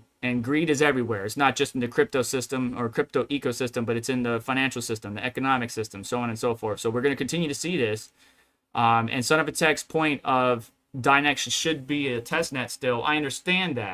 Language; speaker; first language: English; native; English